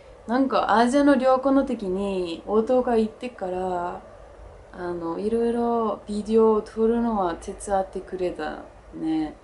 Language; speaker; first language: Japanese; non-native, learner; Danish